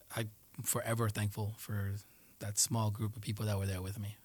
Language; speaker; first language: English; early bilingual, other home language; Spanish